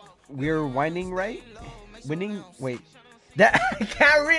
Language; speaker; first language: English; native; English